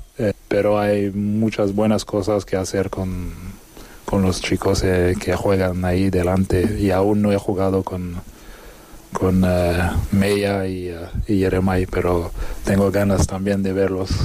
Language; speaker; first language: Spanish; non-native, fluent; French